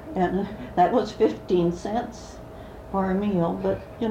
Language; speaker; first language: English; early bilingual, other home language; Swedish